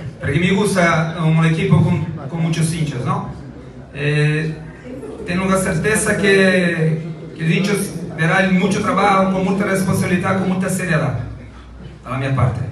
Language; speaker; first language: Spanish; non-native, learner; Portuguese